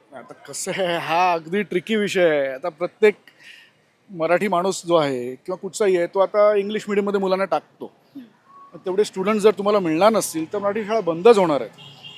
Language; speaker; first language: Marathi; non-native, local second language; Gujarati